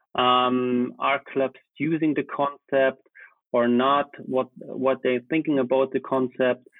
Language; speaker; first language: English; non-native, fluent; German